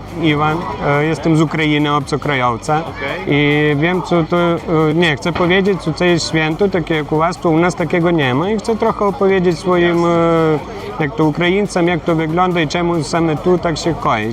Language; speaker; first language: Polish; non-native, learner; Ukrainian